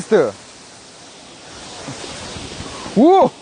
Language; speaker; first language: Korean; native; Korean